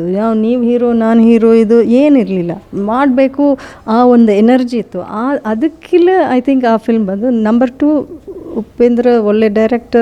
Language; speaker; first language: Kannada; non-native, learner; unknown